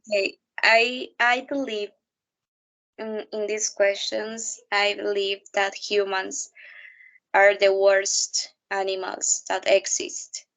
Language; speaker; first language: English; non-native, learner; Spanish